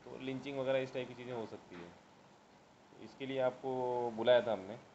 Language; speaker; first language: Hindi; non-native, local second language; Marathi